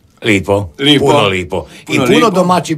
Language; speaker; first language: Croatian; native; Croatian